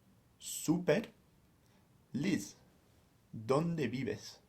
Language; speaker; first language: Spanish; non-native, fluent; English